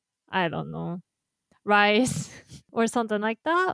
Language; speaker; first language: English; non-native, fluent; Japanese